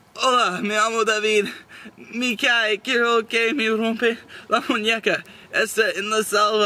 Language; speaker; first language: Spanish; non-native, learner; English